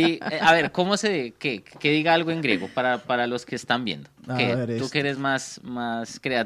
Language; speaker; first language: Spanish; native; Spanish